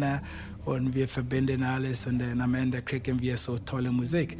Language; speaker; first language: German; non-native, fluent; Akan